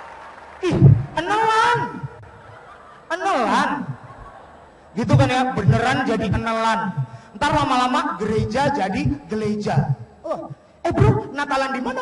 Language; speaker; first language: Indonesian; native; Indonesian